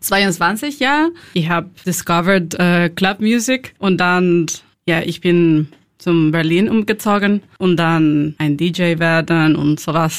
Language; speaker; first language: German; non-native, learner; Spanish